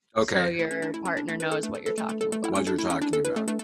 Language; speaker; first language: English; native; English